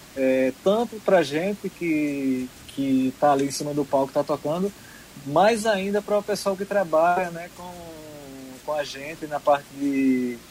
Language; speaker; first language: Portuguese; native; Portuguese